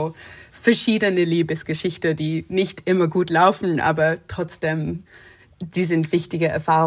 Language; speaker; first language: German; non-native, fluent; English